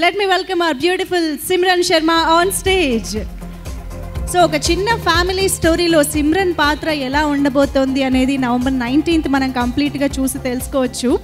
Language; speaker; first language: Telugu; native; Telugu